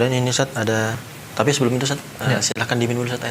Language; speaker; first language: Indonesian; native; Indonesian